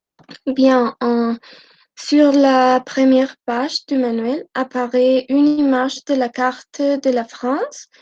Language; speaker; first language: French; non-native, learner; Spanish